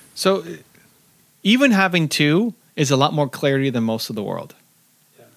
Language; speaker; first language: English; native; English